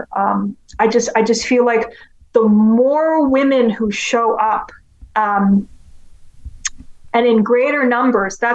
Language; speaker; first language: English; non-native, local second language; Cantonese